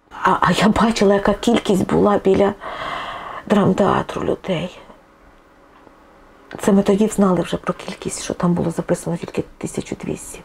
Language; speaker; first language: Ukrainian; non-native, local second language; Russian